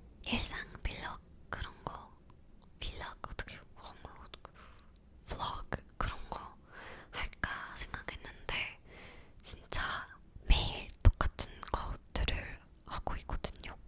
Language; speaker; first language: Korean; non-native, learner; English